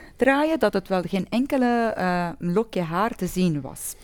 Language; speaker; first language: Dutch; non-native, fluent; Persian